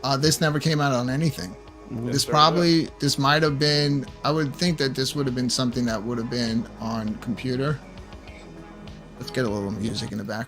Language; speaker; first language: English; native; English